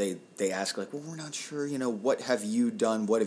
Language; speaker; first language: English; native; English